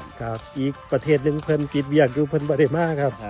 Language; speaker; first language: Thai; native; Thai